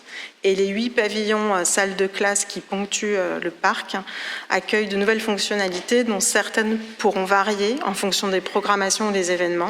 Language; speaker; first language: French; native; French